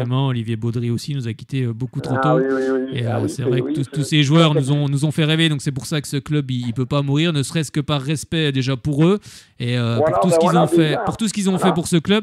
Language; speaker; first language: French; native; French